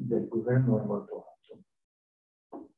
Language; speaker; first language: Italian; non-native, learner; French